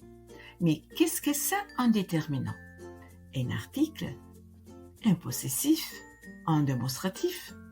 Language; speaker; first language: French; non-native, fluent; Italian